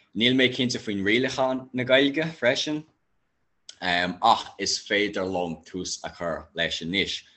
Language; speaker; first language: Irish; non-native, local second language; English